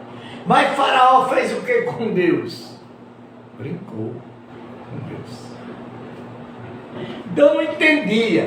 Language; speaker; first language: Portuguese; native; Portuguese